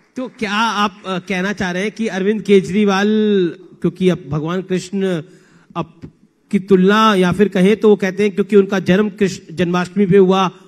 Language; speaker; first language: Hindi; native; Hindi